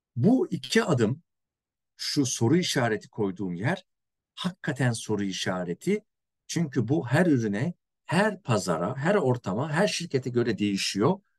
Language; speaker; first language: Turkish; native; Turkish